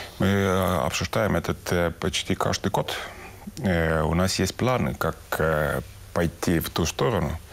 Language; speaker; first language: Russian; non-native, local second language; Estonian